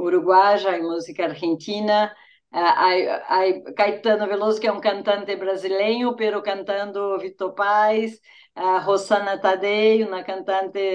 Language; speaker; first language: Spanish; non-native, fluent; Portuguese